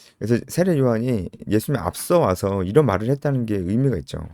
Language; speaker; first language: Korean; native; Korean